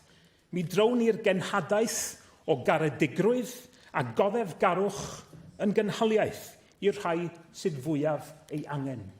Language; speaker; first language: Welsh; native; Welsh